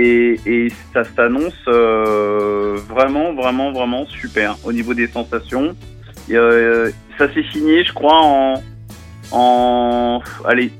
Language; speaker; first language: French; native; French